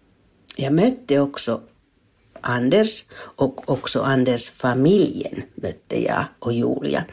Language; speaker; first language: Swedish; non-native, learner; Finnish